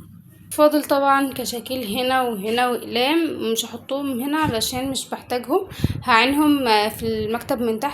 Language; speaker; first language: Arabic; native; Arabic